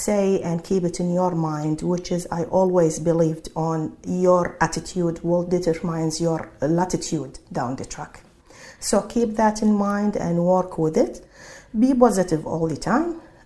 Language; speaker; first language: English; non-native, fluent; Arabic